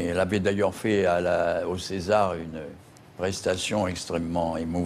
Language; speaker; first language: French; native; French